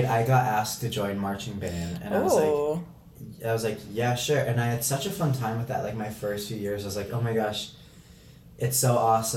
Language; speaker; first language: English; native; English